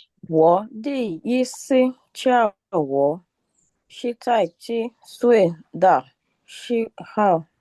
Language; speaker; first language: Chinese; non-native, learner; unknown